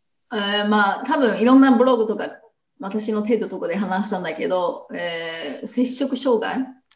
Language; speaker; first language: Japanese; non-native, fluent; English